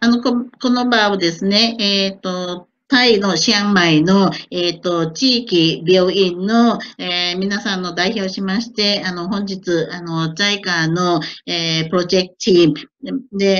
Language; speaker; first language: Japanese; non-native, fluent; Thai